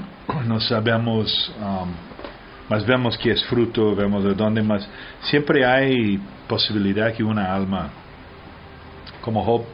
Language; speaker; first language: Spanish; early bilingual, heritage; Spanish